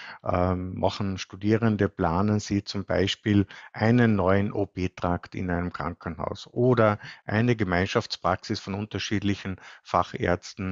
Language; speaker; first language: German; native; German